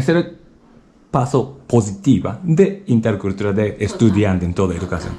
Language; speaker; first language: Spanish; non-native, learner; Japanese